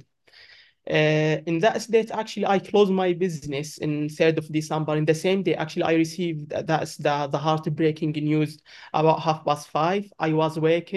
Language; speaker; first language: English; non-native, learner; Arabic